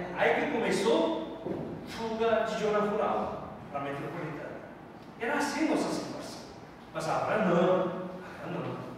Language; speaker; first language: Portuguese; non-native, fluent; Korean